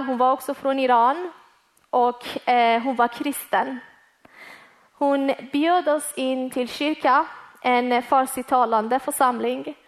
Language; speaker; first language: Swedish; early bilingual, other home language; Persian